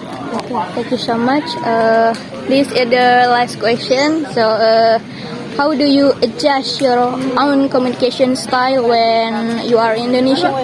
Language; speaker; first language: English; non-native, learner; Indonesian